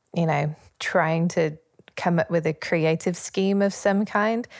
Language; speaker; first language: English; native; English